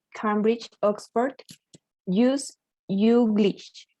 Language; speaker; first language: English; non-native, learner; Spanish